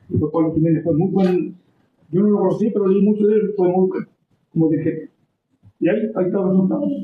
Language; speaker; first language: Spanish; native; Spanish